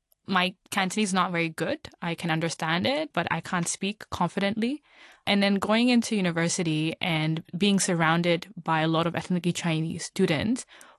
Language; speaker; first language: English; non-native, local second language; Punjabi